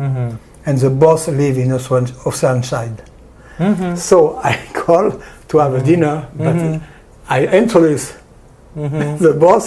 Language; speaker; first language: English; non-native, learner; French